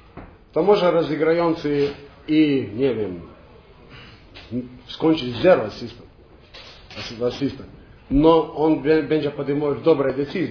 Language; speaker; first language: Polish; non-native, learner; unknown